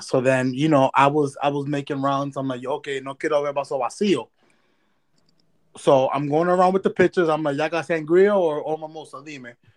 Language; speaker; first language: English; early bilingual, other home language; Spanish